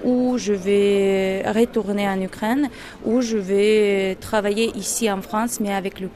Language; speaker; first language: French; non-native, fluent; Ukrainian